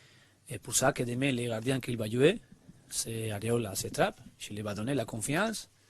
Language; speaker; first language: French; non-native, learner; Spanish